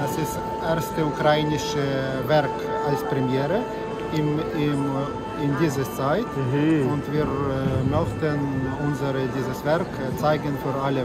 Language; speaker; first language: German; non-native, learner; Ukrainian